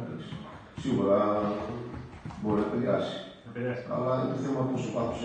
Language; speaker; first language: Greek; non-native, learner; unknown